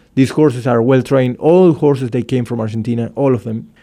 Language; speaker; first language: English; non-native, fluent; Spanish